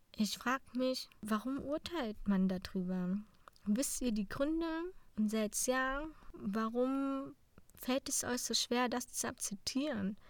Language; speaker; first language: German; non-native, fluent; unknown